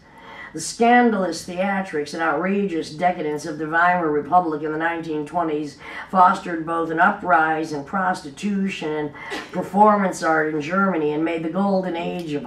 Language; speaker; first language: English; native; English